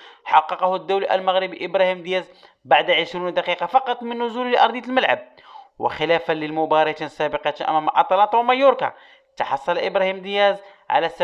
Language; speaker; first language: Arabic; native; Arabic